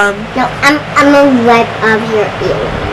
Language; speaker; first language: English; native; English